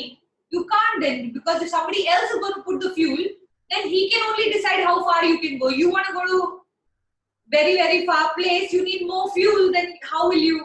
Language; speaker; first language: English; non-native, local second language; Hindi